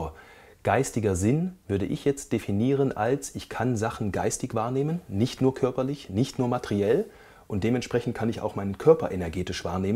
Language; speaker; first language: German; native; German